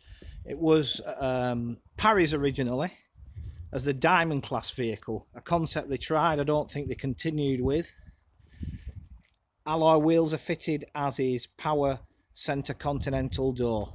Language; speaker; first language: English; native; English